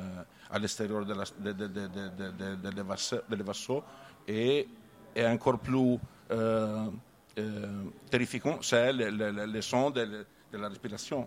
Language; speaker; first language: French; non-native, learner; Italian